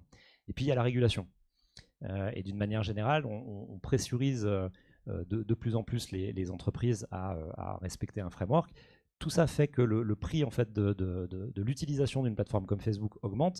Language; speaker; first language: French; native; French